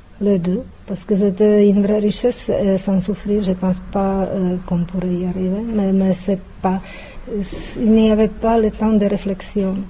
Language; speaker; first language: French; non-native, fluent; Czech